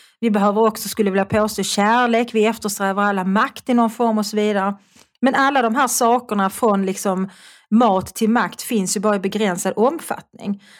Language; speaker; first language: Swedish; native; Swedish